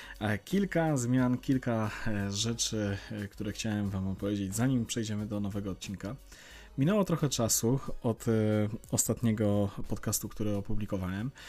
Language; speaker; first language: Polish; native; Polish